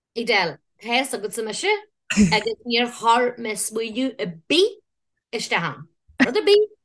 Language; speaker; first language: Irish; native; Irish